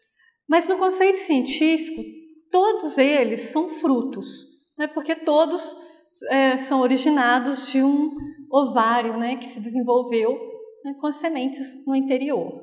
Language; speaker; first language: Portuguese; native; Portuguese